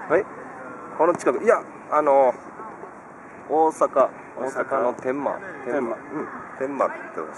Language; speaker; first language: Japanese; native; Japanese